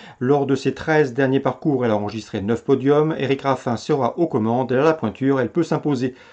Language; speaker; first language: French; native; French